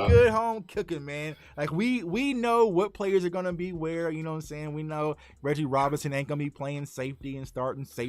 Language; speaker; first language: English; native; English